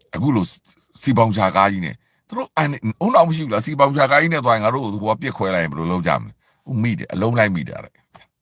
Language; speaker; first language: Burmese; native; Burmese